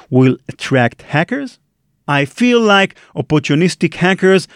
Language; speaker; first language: English; non-native, fluent; Hebrew